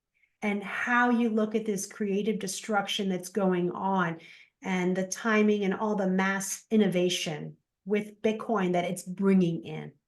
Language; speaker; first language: English; native; English